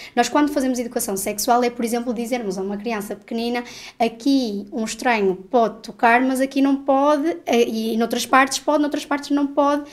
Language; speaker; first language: Portuguese; native; Portuguese